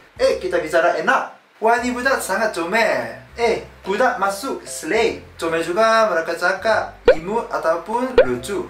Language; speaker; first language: Malay; non-native, learner; Korean